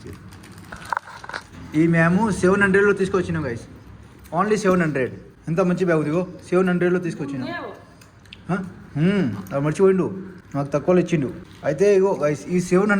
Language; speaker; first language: Telugu; non-native, learner; Hindi